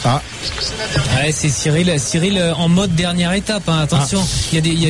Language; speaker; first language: French; native; French